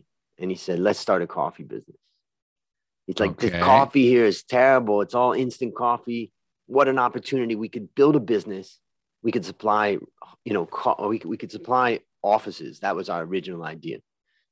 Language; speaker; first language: English; native; English